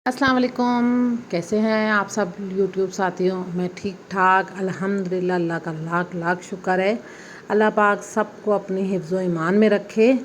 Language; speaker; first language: Urdu; native; Urdu